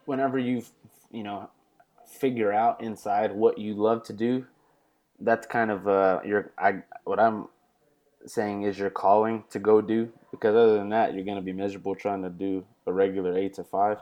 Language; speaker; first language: English; native; English